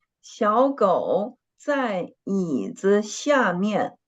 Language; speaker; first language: Chinese; non-native, fluent; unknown